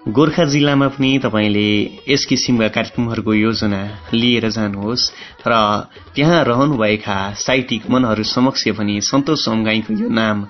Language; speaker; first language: Nepali; native; Nepali